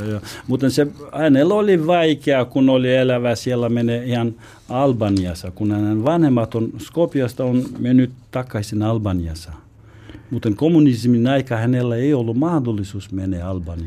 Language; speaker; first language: Finnish; non-native, learner; Albanian